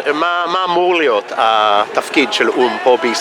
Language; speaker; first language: Hebrew; non-native, fluent; English